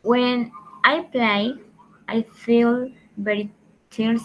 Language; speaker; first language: English; non-native, learner; Spanish